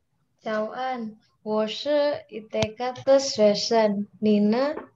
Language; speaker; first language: Chinese; non-native, learner; Indonesian